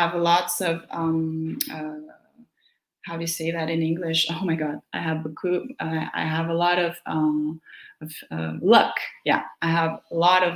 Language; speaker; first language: English; non-native, fluent; Portuguese